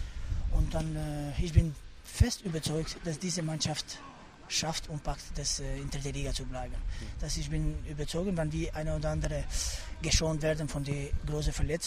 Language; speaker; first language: German; non-native, fluent; Albanian